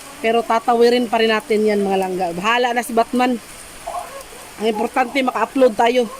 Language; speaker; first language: Filipino; native; Filipino